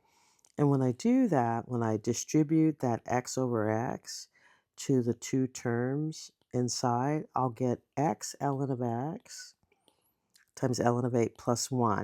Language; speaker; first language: English; native; English